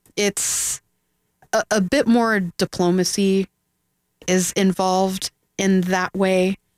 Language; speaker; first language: English; native; English